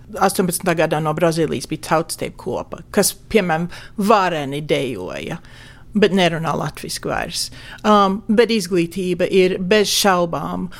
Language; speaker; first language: Latvian; early bilingual, heritage; Latvian